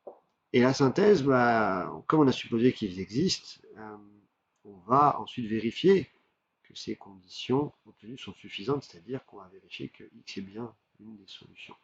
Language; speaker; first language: French; native; French